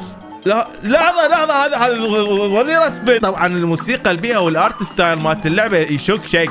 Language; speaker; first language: Arabic; native; Arabic